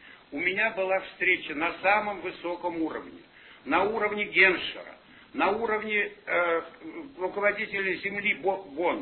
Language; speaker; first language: Russian; native; Russian